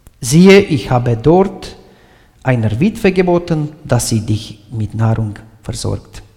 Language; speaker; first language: German; non-native, fluent; Romanian